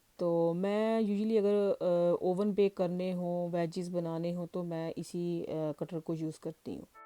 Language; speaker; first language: Urdu; native; Urdu